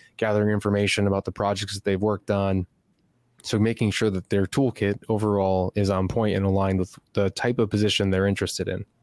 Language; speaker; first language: English; native; English